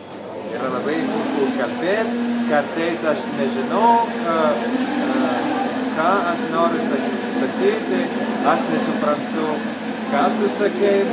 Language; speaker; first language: Lithuanian; non-native, learner; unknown